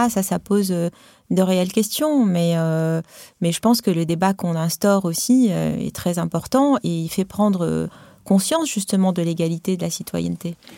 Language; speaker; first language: French; non-native, local second language; Arabic